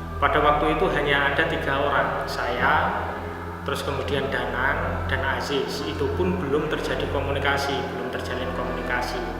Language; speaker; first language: Indonesian; native; Indonesian